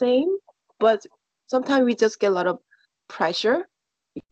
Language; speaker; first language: English; non-native, learner; Korean